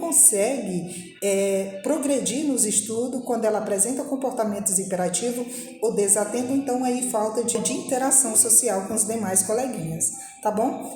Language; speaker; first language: Portuguese; native; Portuguese